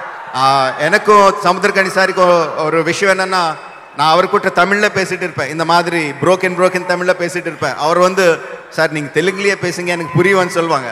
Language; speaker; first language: Tamil; non-native, local second language; Telugu